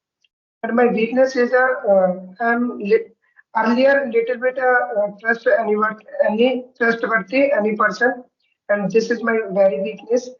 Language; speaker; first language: English; non-native, learner; Hindi